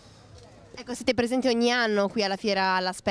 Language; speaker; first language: Italian; native; Italian